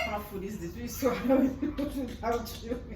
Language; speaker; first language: English; non-native, learner; Haitian Creole